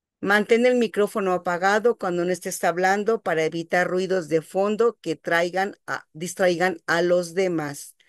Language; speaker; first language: Spanish; native; Spanish